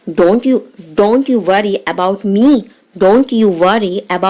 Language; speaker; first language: English; non-native, local second language; Hindi